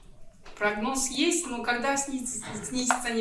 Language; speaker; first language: Russian; non-native, local second language; Kyrgyz